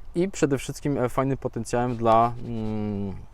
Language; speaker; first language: Polish; native; Polish